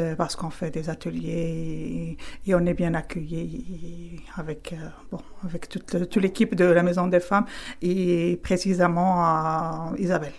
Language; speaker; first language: French; non-native, fluent; Spanish